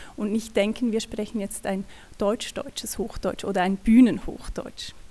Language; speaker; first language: German; native; German